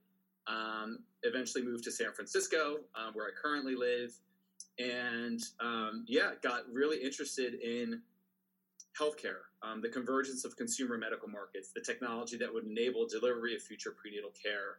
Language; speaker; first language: English; native; English